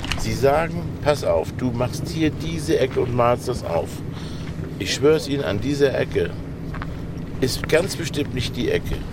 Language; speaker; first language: German; native; German